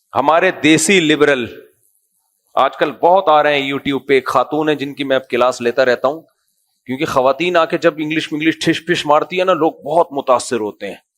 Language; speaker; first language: Urdu; native; Urdu